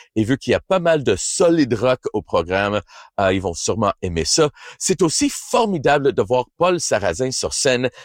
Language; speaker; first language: French; native; French